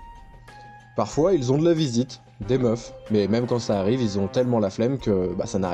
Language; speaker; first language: French; native; French